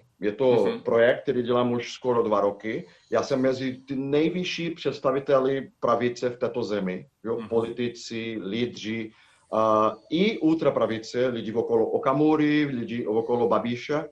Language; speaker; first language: Czech; non-native, fluent; Portuguese